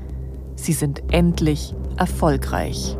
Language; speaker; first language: German; native; German